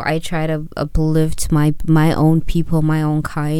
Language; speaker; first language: English; non-native, local second language; Shona